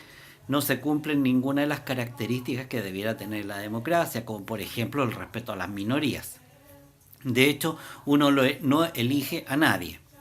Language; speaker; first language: Spanish; native; Spanish